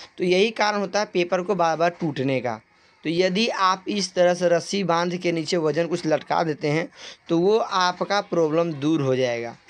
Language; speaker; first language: Hindi; native; Hindi